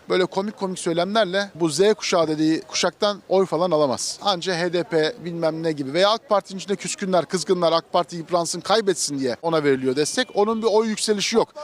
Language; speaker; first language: Turkish; native; Turkish